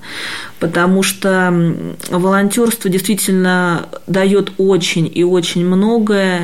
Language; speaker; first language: Russian; native; Russian